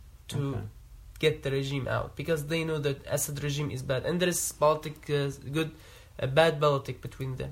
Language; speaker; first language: English; non-native, learner; Arabic